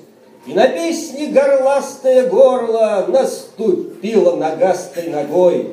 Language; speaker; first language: Russian; native; Russian